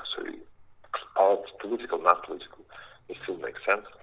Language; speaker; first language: English; non-native, fluent; Ukrainian